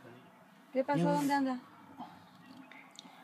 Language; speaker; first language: Spanish; native; Spanish